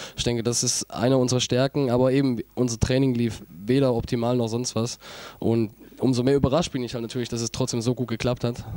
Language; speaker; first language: German; native; German